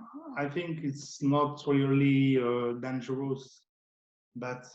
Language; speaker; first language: English; non-native, learner; French